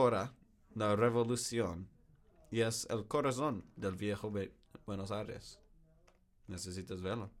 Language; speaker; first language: Spanish; non-native, learner; English